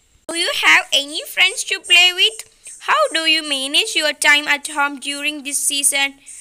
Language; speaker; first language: English; non-native, local second language; Malayalam